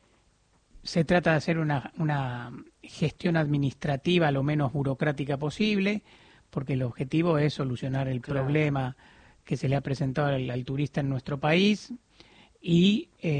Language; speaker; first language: Spanish; native; Spanish